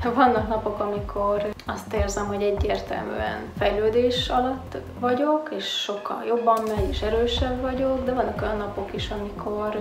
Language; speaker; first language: Hungarian; native; Hungarian